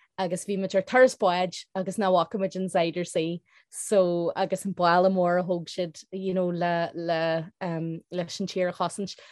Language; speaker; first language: Irish; non-native, local second language; English